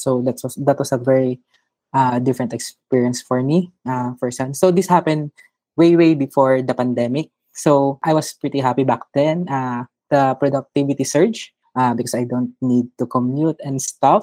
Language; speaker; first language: English; non-native, local second language; Filipino